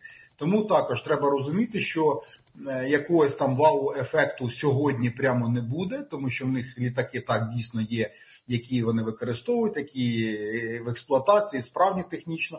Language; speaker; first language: Ukrainian; native; Ukrainian